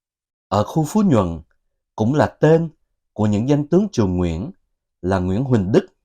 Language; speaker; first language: Vietnamese; native; Vietnamese